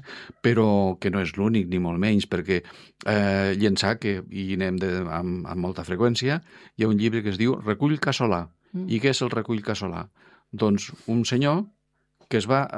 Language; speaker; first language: Catalan; non-native, fluent; Spanish